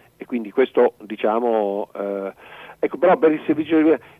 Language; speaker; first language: Italian; native; Italian